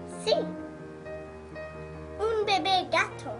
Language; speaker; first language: Spanish; non-native, learner; English